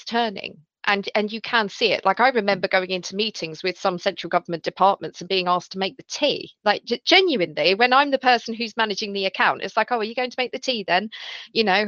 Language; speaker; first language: English; native; English